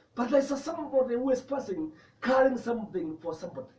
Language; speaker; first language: English; non-native, local second language; Swahili